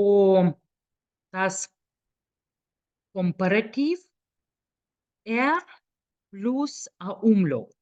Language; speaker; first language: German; non-native, fluent; Lithuanian